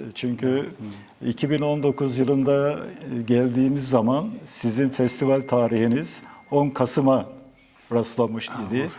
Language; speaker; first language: Turkish; native; Turkish